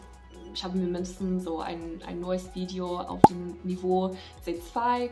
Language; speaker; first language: German; non-native, fluent; English